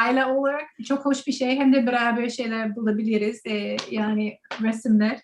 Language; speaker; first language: Turkish; non-native, learner; English